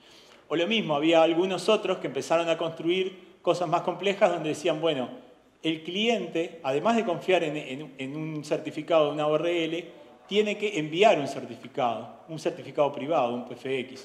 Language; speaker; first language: Spanish; native; Spanish